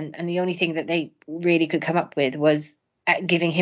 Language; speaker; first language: English; native; English